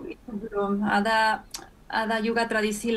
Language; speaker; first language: Indonesian; non-native, fluent; Spanish